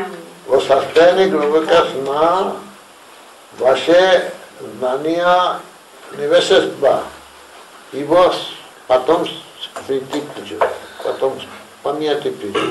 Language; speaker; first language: Russian; non-native, learner; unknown